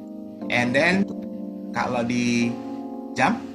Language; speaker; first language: Indonesian; native; Indonesian